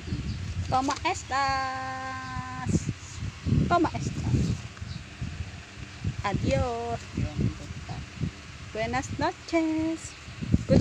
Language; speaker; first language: Spanish; non-native, learner; Filipino